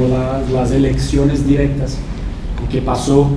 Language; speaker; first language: Spanish; non-native, fluent; Portuguese